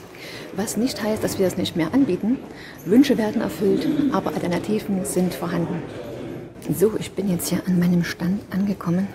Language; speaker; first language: German; native; German